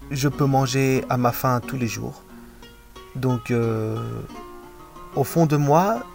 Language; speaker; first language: French; native; French